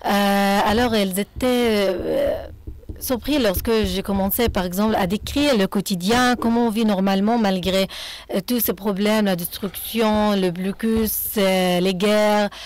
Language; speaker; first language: French; non-native, fluent; Arabic